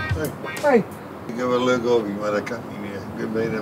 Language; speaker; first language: Dutch; native; Dutch